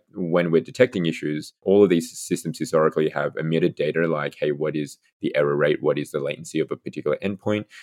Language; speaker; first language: English; native; English